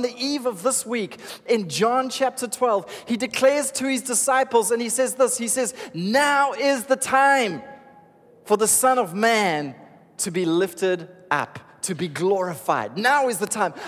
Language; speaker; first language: English; native; English